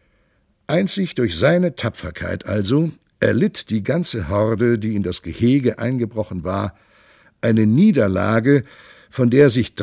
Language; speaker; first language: German; native; German